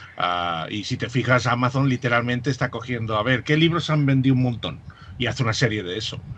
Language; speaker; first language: Spanish; native; Spanish